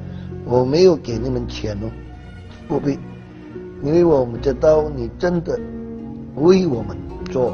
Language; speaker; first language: Chinese; non-native, learner; Hakka Chinese